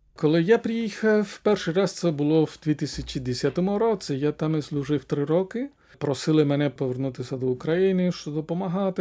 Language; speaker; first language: Ukrainian; non-native, fluent; Spanish